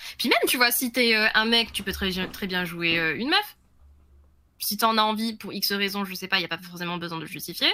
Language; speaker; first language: French; early bilingual, other home language; Vietnamese